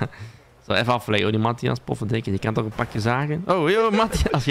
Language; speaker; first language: Dutch; native; Dutch